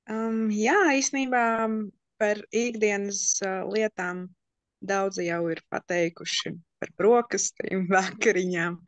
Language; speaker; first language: Latvian; non-native, local second language; Russian